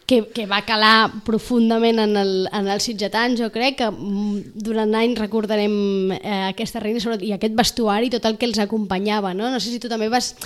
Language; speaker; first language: Catalan; native; Catalan